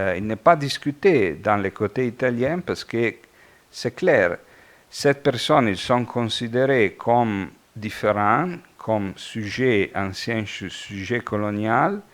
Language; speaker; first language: French; non-native, fluent; Italian